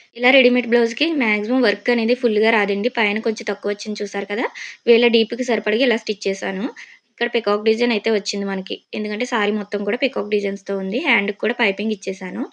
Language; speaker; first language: Telugu; native; Telugu